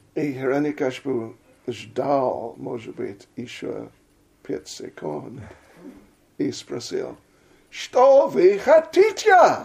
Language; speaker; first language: Russian; non-native, fluent; English